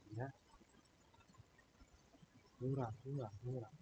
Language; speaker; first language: Indonesian; native; Indonesian